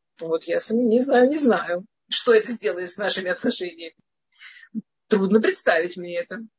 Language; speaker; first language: Russian; early bilingual, heritage; Russian